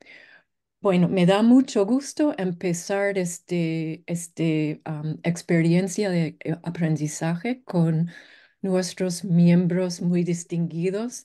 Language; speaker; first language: Spanish; non-native, fluent; English